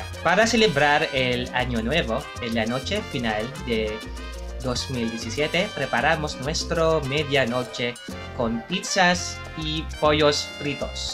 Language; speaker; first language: Spanish; non-native, learner; Filipino